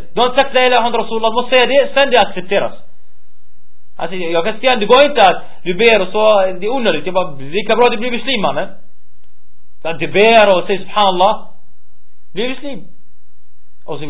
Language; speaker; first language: Swedish; early bilingual, other home language; Arabic